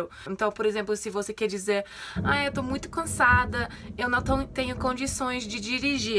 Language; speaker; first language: Portuguese; non-native, fluent; English